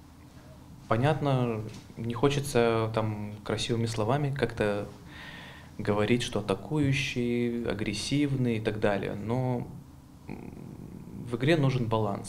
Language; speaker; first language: Russian; native; Russian